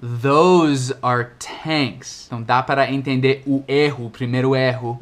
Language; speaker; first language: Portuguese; non-native, fluent; English